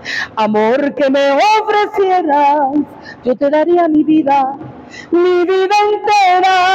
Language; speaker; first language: Spanish; native; Spanish